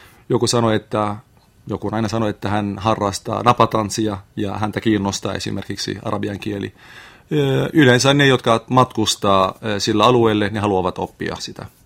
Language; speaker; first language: Finnish; non-native, fluent; Arabic